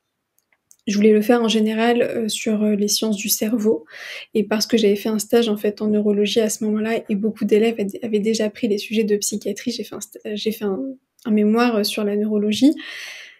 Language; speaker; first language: French; non-native, local second language; Arabic